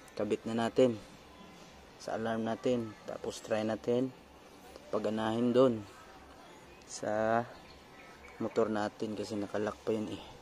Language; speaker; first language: Filipino; non-native, local second language; Cebuano